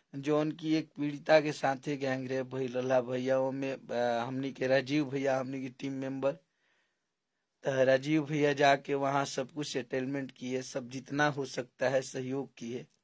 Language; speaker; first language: Hindi; native; Hindi